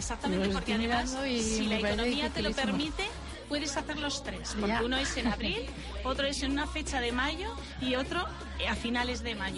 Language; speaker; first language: Spanish; native; Spanish